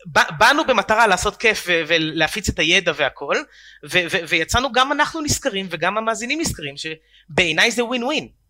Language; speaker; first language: Hebrew; native; Hebrew